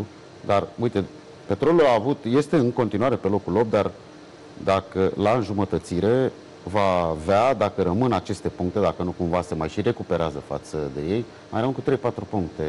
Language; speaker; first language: Romanian; native; Romanian